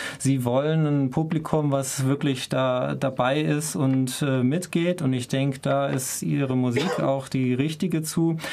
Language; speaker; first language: German; native; German